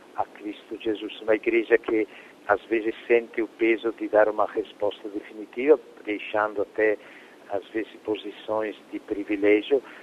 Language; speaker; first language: Portuguese; non-native, fluent; Italian